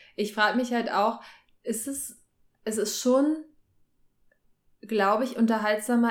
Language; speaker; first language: German; native; German